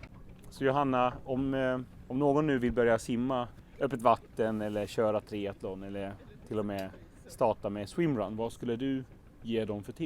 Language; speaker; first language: Swedish; native; Swedish